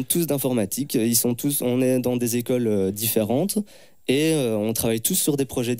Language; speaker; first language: French; native; French